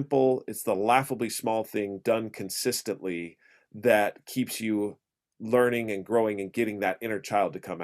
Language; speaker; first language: English; native; English